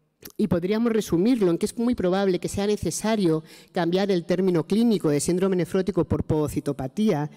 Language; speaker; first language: Spanish; native; Spanish